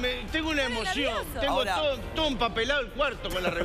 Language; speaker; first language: Spanish; native; Spanish